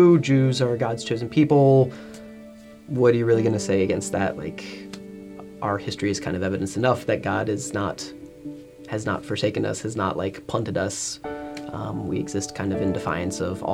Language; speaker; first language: English; native; English